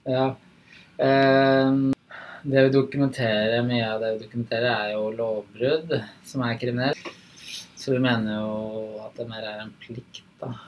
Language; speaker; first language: Norwegian; native; Norwegian